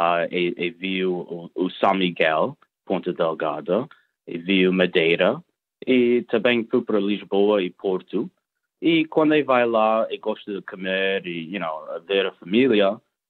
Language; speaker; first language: Portuguese; early bilingual, heritage; Portuguese